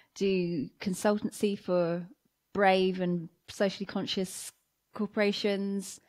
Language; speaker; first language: English; native; English